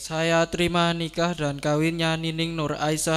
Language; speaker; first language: Indonesian; non-native, local second language; Javanese